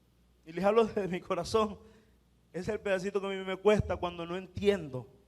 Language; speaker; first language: Spanish; native; Spanish